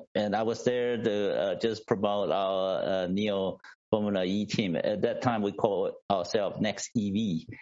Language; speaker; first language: English; non-native, fluent; Chinese